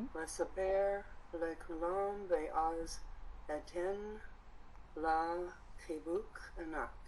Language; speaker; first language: Hebrew; non-native, learner; English